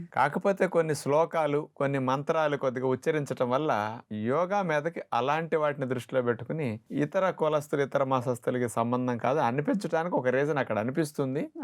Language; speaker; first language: Telugu; native; Telugu